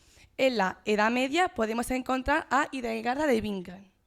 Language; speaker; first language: Spanish; native; Spanish